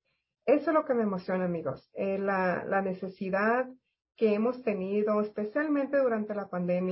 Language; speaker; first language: Spanish; native; Spanish